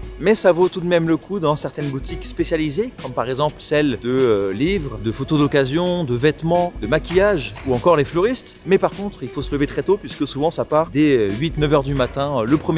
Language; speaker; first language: French; native; French